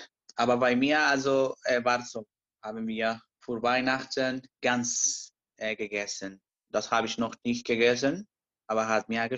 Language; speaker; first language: German; non-native, learner; Spanish